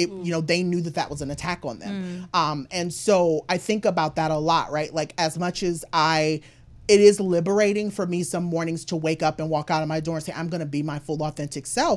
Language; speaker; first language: English; native; English